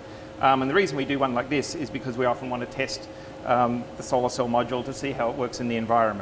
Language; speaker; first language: English; native; English